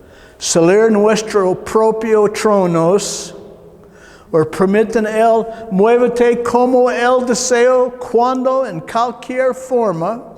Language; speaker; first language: Spanish; non-native, learner; English